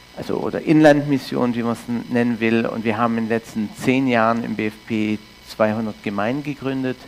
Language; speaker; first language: German; early bilingual, heritage; English